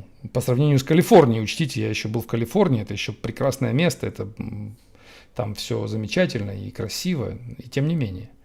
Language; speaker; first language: Russian; native; Russian